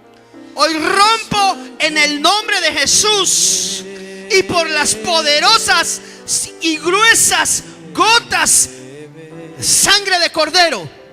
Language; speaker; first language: Spanish; native; Spanish